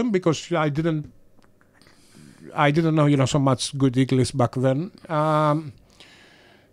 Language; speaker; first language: English; non-native, fluent; Greek